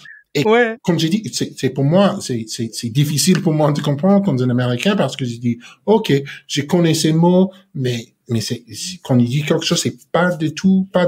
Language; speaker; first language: French; non-native, learner; English